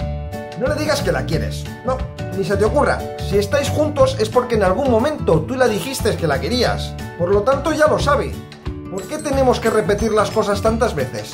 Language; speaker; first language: Spanish; native; Spanish